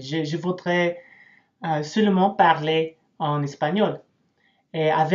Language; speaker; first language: French; non-native, learner; English